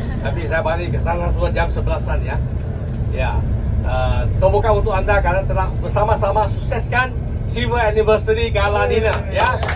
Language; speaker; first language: Malay; non-native, local second language; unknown